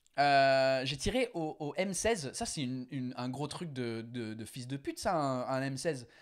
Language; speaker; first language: French; non-native, fluent; English